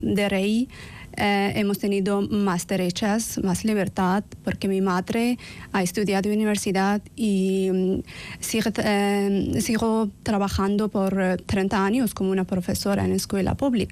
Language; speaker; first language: Spanish; non-native, learner; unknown